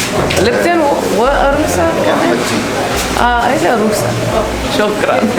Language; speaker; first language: Arabic; non-native, learner; English